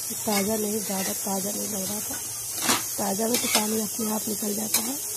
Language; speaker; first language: Hindi; native; Hindi